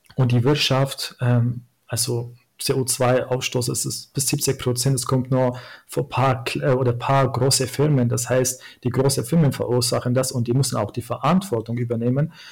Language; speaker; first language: German; non-native, fluent; Kurdish